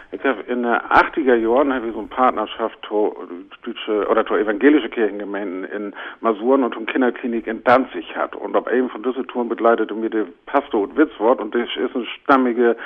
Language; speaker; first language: German; native; German